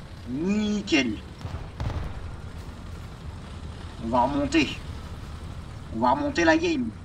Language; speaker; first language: French; native; French